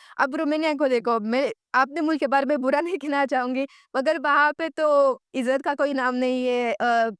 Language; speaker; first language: Urdu; non-native, fluent; Romanian